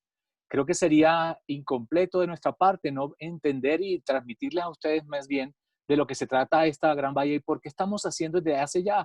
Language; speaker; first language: Spanish; native; Spanish